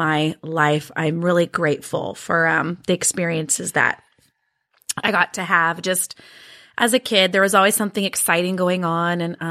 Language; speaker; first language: English; early bilingual, other home language; Norwegian